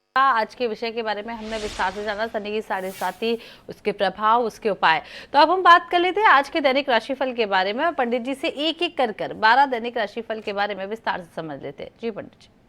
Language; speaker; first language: Hindi; native; Hindi